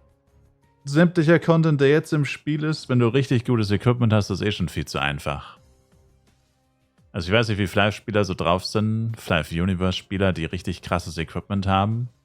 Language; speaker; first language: German; native; German